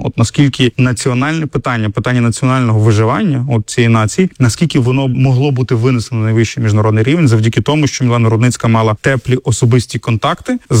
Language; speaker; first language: Ukrainian; native; Ukrainian